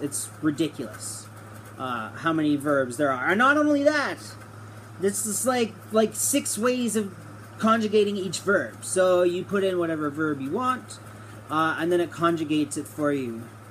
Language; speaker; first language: English; native; English